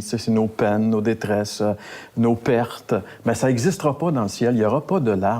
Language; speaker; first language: French; native; French